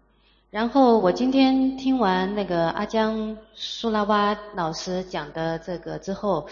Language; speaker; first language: Chinese; native; Chinese